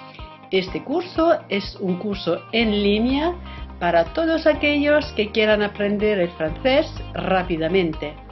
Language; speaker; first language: Spanish; non-native, fluent; Italian